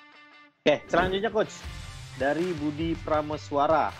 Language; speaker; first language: Indonesian; native; Indonesian